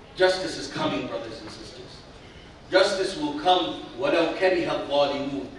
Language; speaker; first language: English; native; English